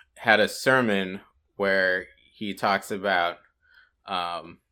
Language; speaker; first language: English; native; English